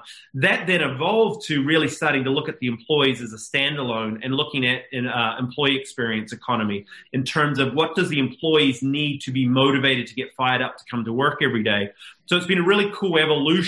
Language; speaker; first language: English; native; English